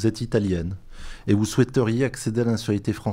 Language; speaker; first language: French; native; French